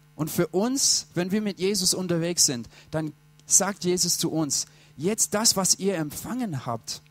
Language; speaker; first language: German; non-native, fluent; English